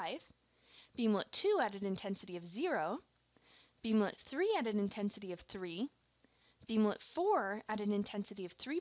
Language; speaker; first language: English; native; English